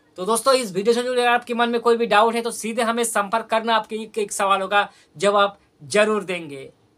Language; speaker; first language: Hindi; non-native, local second language; Bangla